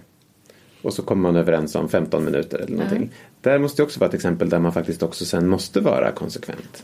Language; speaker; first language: Swedish; native; Swedish